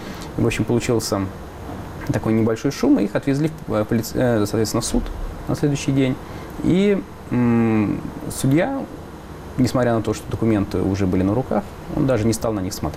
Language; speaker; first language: Russian; native; Russian